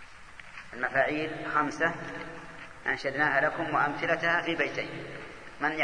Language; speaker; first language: Arabic; native; Arabic